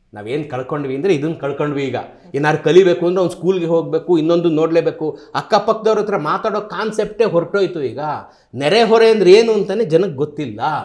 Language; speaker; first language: Kannada; native; Kannada